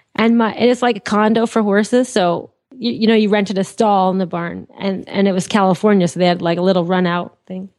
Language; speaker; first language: English; native; English